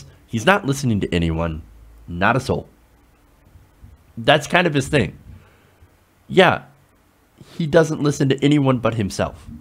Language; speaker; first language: English; native; English